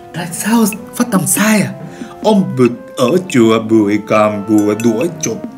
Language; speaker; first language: Vietnamese; non-native, fluent; Japanese